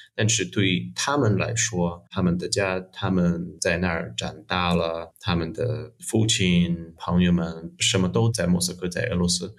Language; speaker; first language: Chinese; non-native, fluent; Russian